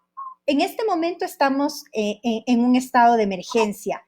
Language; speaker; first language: Spanish; native; Spanish